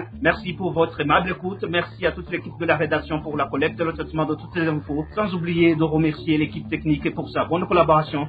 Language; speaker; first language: French; non-native, local second language; Rundi